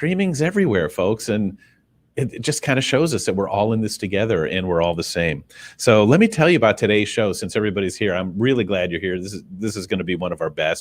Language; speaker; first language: English; native; English